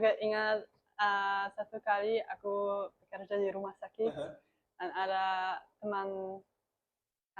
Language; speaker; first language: Indonesian; non-native, learner; German